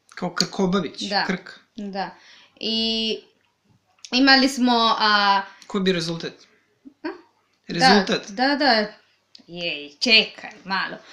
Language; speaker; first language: Serbian; native; Serbian